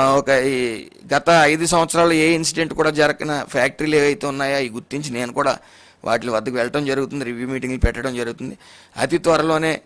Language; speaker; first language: Telugu; native; Telugu